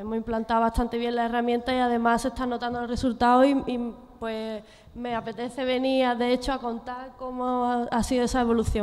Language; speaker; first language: Spanish; native; Spanish